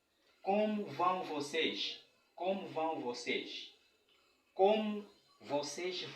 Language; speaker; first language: Portuguese; non-native, fluent; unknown